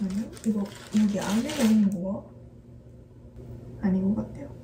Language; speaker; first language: Korean; non-native, fluent; Japanese